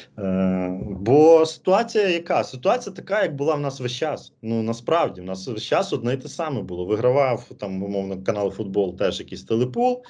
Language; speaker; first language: Ukrainian; native; Ukrainian